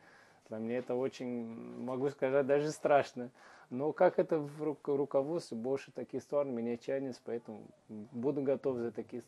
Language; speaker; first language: Russian; non-native, learner; Portuguese